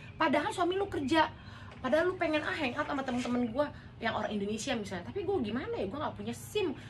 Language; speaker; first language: Indonesian; native; Indonesian